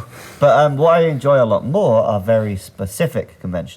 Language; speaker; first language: English; native; English